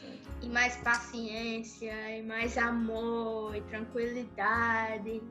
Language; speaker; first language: Portuguese; early bilingual, other home language; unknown